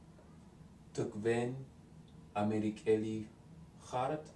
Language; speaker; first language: Georgian; non-native, learner; English